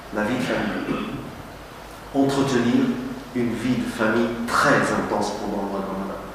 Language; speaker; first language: French; non-native, local second language; Arabic